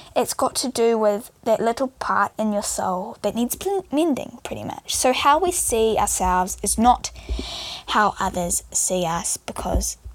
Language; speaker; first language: English; native; English